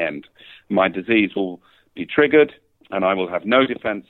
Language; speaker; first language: English; native; English